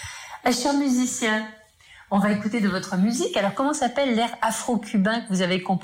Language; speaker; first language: French; native; French